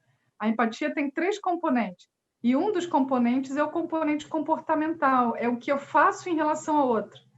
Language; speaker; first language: Portuguese; native; Portuguese